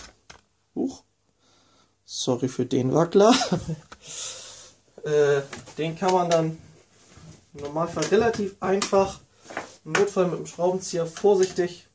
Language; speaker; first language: German; native; German